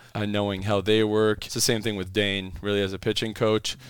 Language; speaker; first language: English; non-native, fluent; French